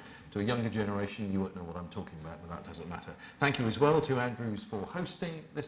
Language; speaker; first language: English; native; English